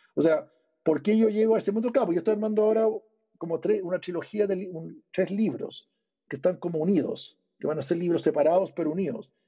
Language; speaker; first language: Spanish; early bilingual, other home language; English